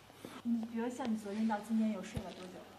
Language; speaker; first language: Chinese; native; Chinese